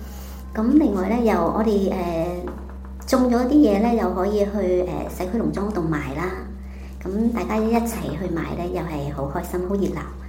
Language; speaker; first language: Chinese; native; Chinese